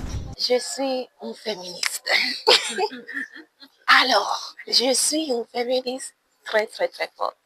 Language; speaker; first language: French; non-native, learner; English